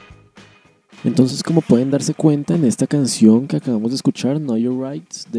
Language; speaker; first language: Spanish; native; Spanish